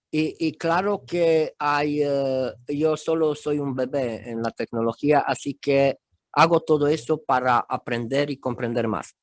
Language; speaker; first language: Spanish; non-native, fluent; Romanian